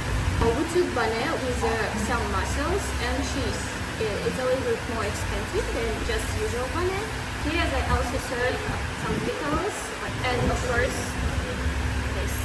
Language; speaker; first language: English; non-native, learner; Russian